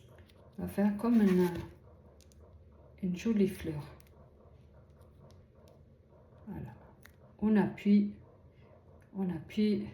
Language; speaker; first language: French; native; French